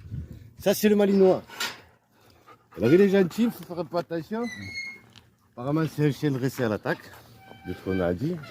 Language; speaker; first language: French; native; French